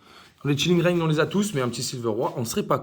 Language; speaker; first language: French; native; French